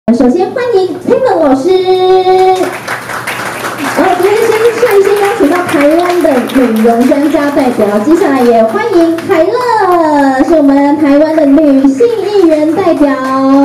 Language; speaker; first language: Chinese; native; Chinese